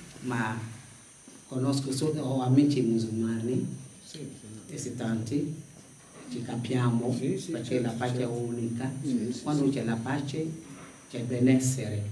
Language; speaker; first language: Italian; non-native, fluent; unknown